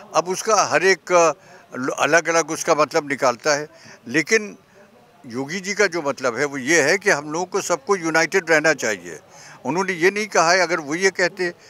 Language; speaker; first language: Hindi; native; Hindi